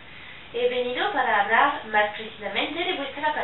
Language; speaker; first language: Spanish; non-native, learner; French